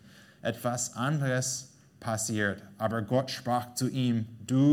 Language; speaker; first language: German; non-native, fluent; English